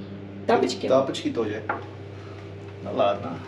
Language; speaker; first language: Russian; non-native, learner; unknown